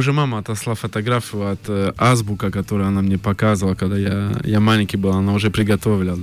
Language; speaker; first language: Russian; early bilingual, heritage; French